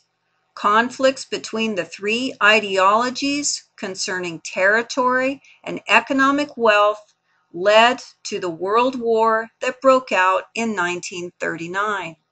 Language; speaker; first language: English; native; English